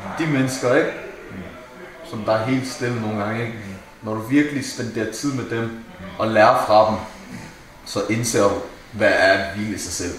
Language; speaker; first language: Danish; early bilingual, other home language; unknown